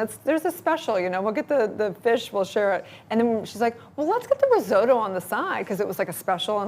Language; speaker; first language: English; native; English